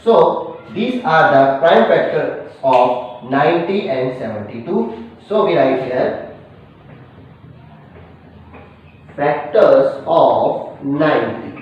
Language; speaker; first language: English; non-native, local second language; Hindi